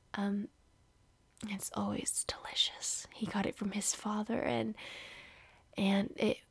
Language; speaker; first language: English; non-native, fluent; Indonesian